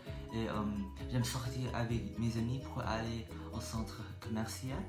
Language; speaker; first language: French; non-native, learner; English